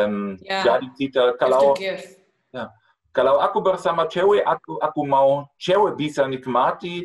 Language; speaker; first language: Indonesian; non-native, fluent; German